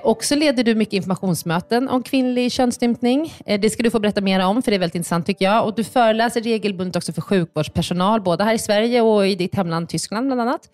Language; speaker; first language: Swedish; native; Swedish